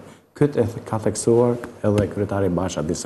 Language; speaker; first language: Albanian; native; Albanian